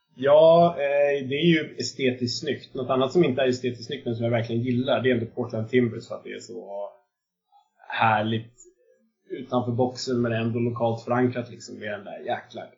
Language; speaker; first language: Swedish; native; Swedish